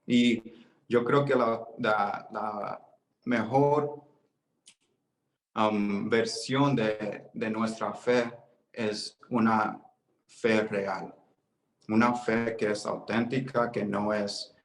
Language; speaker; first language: Spanish; early bilingual, heritage; Spanish